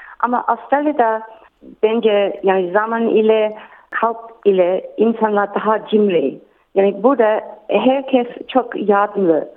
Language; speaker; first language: Turkish; non-native, learner; English